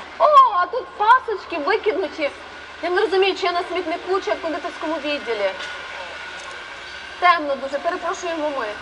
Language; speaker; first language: Ukrainian; native; Ukrainian